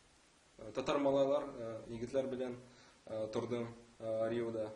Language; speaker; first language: Tatar; non-native, local second language; Russian